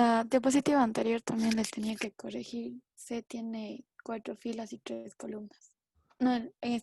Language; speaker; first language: Spanish; native; Spanish